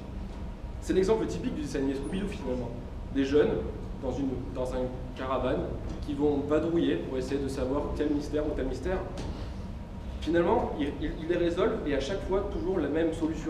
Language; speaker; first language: French; native; French